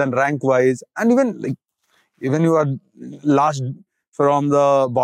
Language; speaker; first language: English; non-native, local second language; Bhojpuri